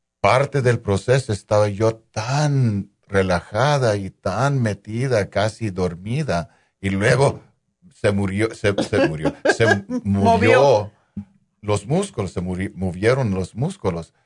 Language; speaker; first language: Spanish; non-native, local second language; English